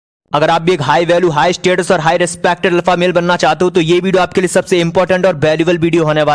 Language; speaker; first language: Hindi; native; Hindi